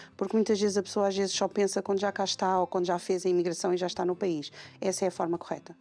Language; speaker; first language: Portuguese; native; Portuguese